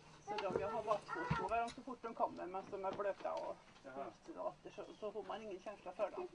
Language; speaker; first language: Swedish; non-native, fluent; Hindi